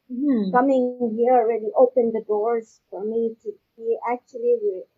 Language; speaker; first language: English; non-native, local second language; Urdu